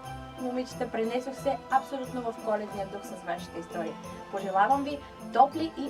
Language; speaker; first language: Bulgarian; native; Bulgarian